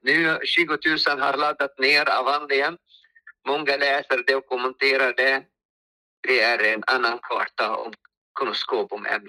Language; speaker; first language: Swedish; non-native, fluent; Arabic